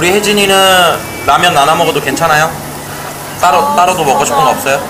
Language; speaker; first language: Korean; native; Korean